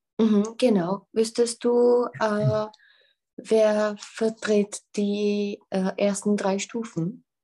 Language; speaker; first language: German; non-native, fluent; Czech